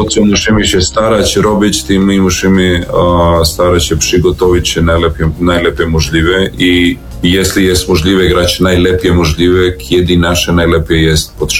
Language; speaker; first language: Polish; non-native, learner; Serbian